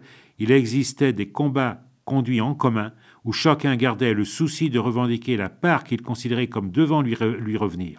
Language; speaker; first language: French; native; French